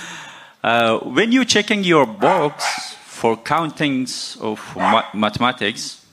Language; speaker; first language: English; non-native, learner; Persian